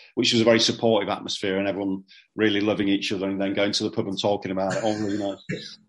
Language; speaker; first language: English; native; English